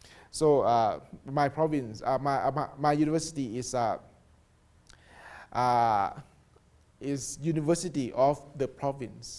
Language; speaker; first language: English; non-native, learner; Thai